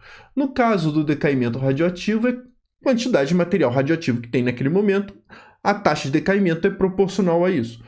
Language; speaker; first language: Portuguese; native; Portuguese